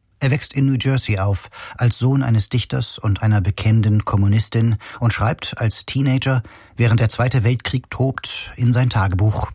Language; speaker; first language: German; native; German